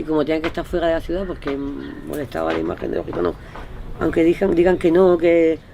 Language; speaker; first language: Spanish; native; Spanish